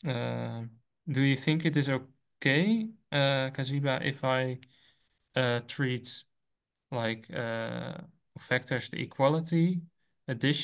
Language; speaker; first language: English; non-native, fluent; Dutch